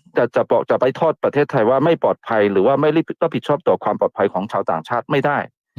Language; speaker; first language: Thai; non-native, fluent; Chinese